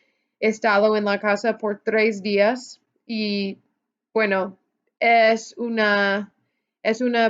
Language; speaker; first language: Spanish; non-native, fluent; English